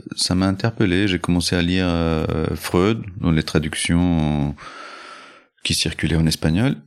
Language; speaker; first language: French; early bilingual, other home language; Spanish